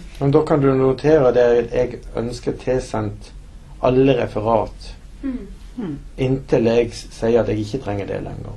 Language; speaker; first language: Norwegian; native; Norwegian